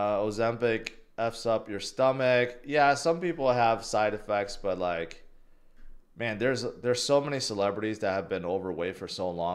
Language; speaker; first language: English; native; English